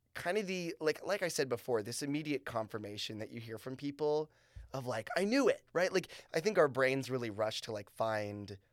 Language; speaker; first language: English; native; English